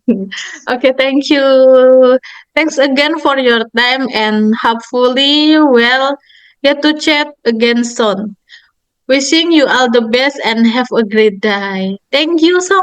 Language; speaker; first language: English; non-native, learner; Indonesian